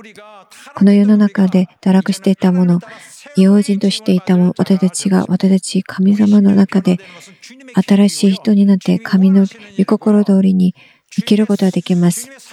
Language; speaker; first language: Japanese; non-native, fluent; Korean